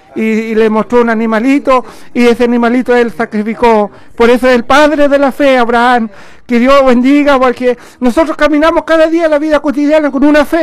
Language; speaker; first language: Spanish; native; Spanish